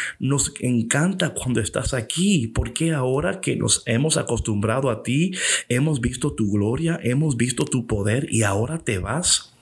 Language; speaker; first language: Spanish; early bilingual, heritage; English